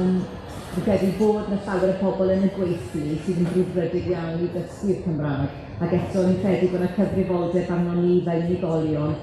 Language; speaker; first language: Welsh; native; Welsh